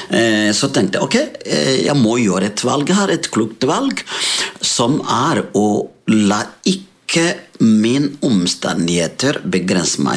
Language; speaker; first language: Swedish; non-native, fluent; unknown